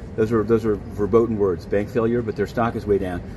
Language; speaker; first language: English; native; English